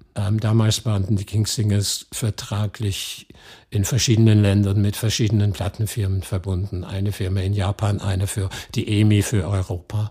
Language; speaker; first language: German; non-native, fluent; English